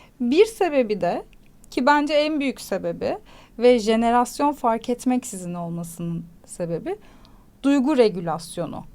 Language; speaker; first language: Turkish; native; Turkish